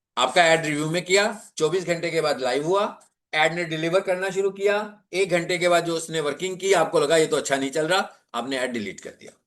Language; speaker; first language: Urdu; non-native, local second language; Punjabi